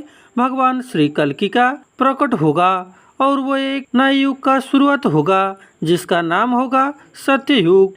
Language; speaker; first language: Hindi; non-native, local second language; Odia